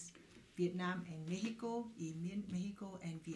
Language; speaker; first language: Spanish; non-native, fluent; Vietnamese